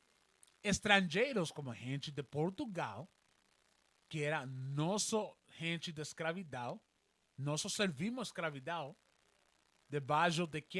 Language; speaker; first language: Portuguese; non-native, learner; Spanish